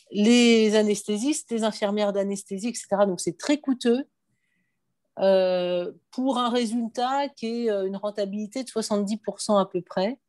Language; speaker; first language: French; native; French